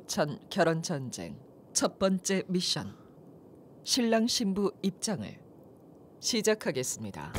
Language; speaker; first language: Korean; native; Korean